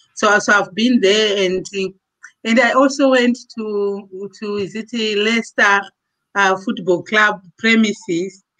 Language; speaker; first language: English; non-native, local second language; Shona